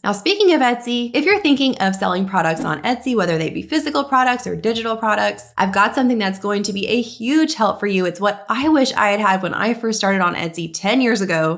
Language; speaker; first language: English; native; English